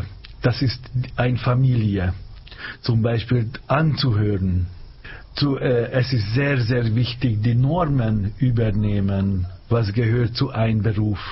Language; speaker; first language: German; non-native, fluent; Hungarian